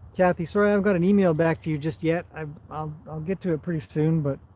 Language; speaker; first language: English; native; English